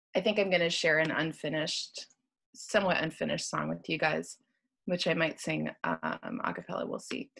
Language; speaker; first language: English; native; English